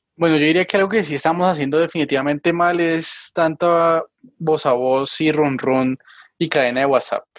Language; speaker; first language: Spanish; native; Spanish